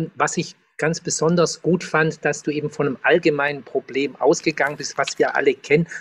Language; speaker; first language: German; native; German